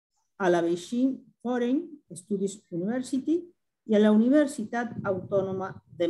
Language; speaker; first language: Catalan; non-native, fluent; Spanish